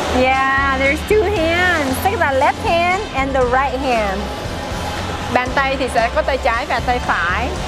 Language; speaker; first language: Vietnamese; early bilingual, heritage; Vietnamese